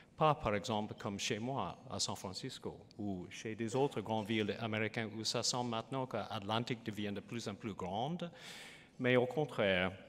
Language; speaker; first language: French; non-native, learner; English